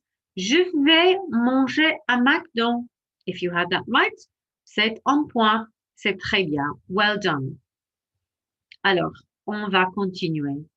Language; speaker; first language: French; non-native, fluent; English